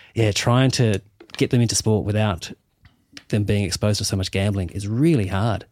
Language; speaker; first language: English; native; English